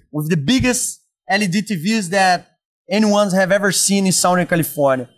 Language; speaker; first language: English; non-native, fluent; Portuguese